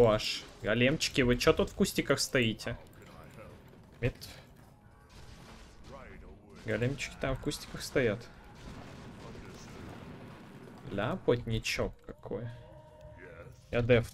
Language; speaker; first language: Russian; native; Russian